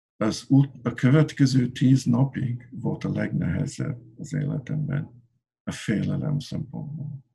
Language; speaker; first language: Hungarian; non-native, learner; English